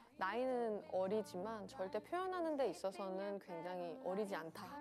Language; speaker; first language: Korean; native; Korean